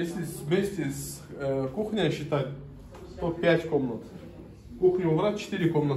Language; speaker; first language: Russian; non-native, fluent; Turkish